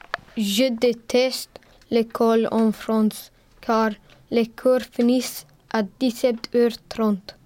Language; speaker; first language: French; non-native, learner; English